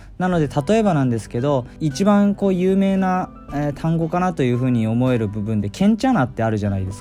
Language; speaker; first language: Japanese; native; Japanese